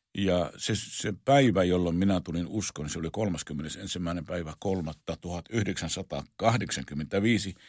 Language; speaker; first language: Finnish; non-native, fluent; Arabic